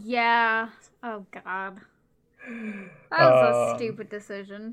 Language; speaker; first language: English; native; English